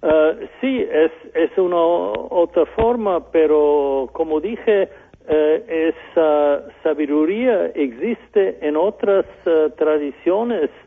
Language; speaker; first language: Spanish; non-native, fluent; German